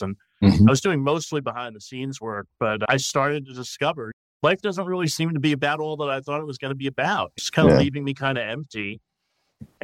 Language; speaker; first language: English; native; English